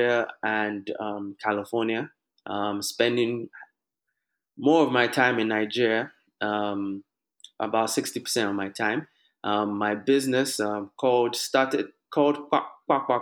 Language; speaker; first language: English; non-native, local second language; Yoruba